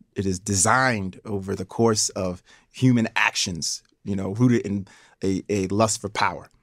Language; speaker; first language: English; native; English